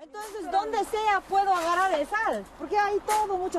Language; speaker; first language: Spanish; non-native, learner; Korean